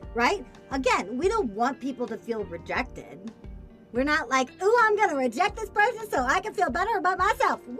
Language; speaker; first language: English; native; English